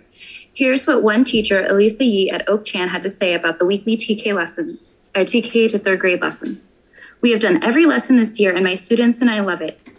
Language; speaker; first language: English; native; English